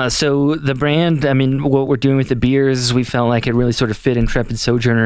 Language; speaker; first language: English; native; English